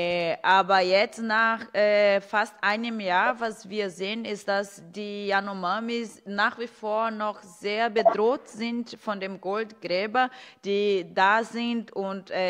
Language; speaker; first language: German; non-native, fluent; Portuguese